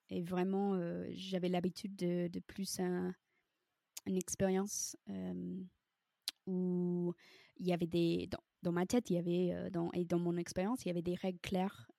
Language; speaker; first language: French; non-native, fluent; English